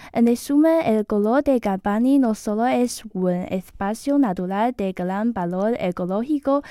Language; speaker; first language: Spanish; non-native, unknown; Chinese